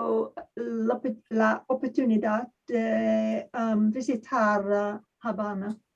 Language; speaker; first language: Spanish; non-native, learner; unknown